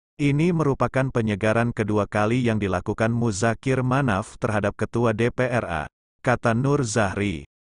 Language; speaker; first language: Indonesian; non-native, local second language; Achinese